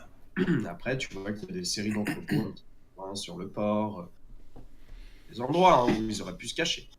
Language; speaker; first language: French; native; French